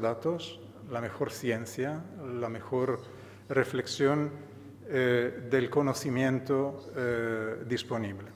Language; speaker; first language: Spanish; non-native, fluent; Italian